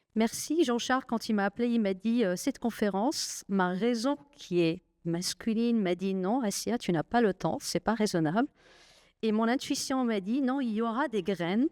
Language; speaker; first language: French; non-native, local second language; Arabic